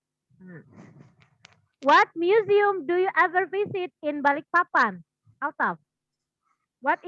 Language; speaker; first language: English; non-native, fluent; Indonesian